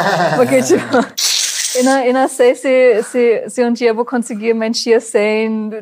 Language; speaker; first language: Portuguese; non-native, fluent; German